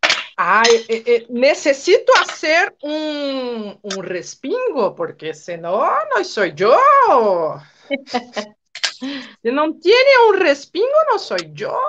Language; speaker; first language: Spanish; non-native, fluent; Portuguese